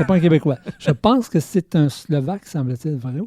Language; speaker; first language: French; native; French